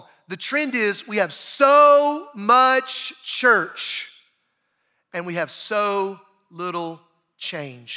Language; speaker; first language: English; native; English